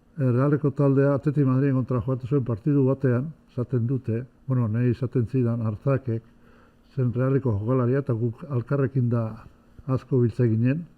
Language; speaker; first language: Basque; native; Basque